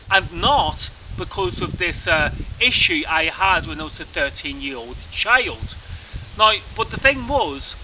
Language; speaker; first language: English; native; English